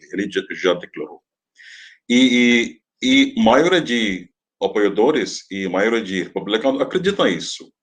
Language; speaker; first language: Portuguese; non-native, fluent; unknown